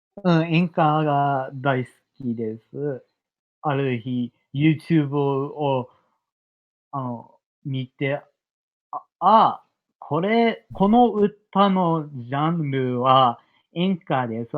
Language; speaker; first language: Japanese; non-native, learner; English